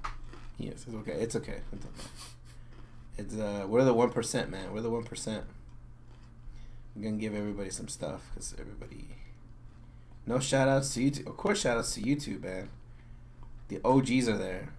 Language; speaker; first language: English; native; English